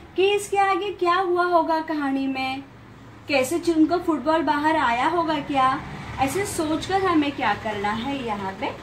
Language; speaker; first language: Hindi; non-native, local second language; Marathi